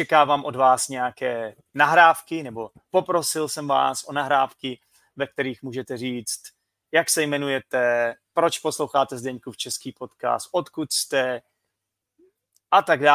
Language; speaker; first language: Czech; native; Czech